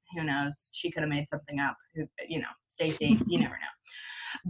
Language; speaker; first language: English; native; English